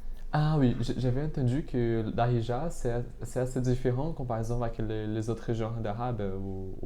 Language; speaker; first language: French; non-native, fluent; Portuguese